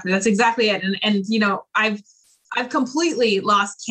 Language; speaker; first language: English; native; English